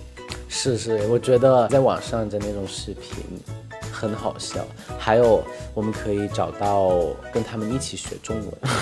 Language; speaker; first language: Chinese; non-native, fluent; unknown